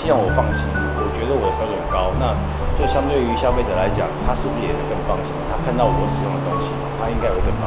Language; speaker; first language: Chinese; native; Chinese